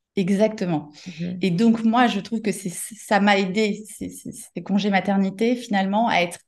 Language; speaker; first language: French; native; French